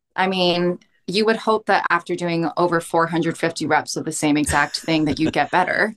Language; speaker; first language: English; early bilingual, other home language; Korean